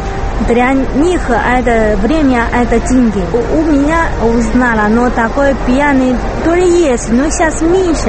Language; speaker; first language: Russian; non-native, learner; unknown